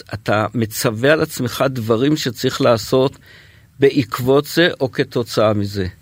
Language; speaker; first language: Hebrew; native; Hebrew